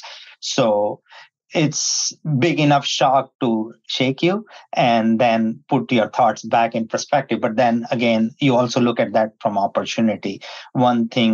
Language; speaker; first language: English; non-native, local second language; Hindi